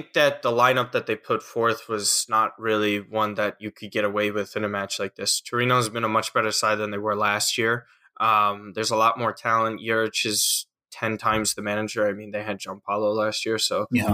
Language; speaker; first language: English; native; English